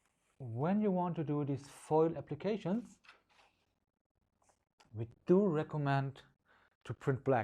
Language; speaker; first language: English; non-native, fluent; German